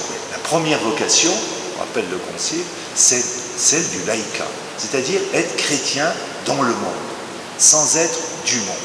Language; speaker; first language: French; native; French